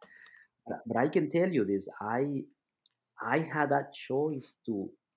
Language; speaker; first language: English; non-native, fluent; Spanish